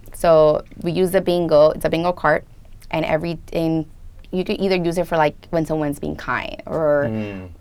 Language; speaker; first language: English; non-native, fluent; Spanish